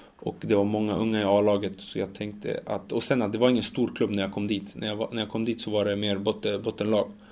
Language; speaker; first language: Swedish; early bilingual, other home language; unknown